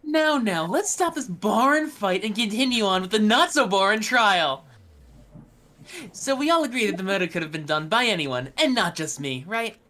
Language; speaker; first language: English; native; English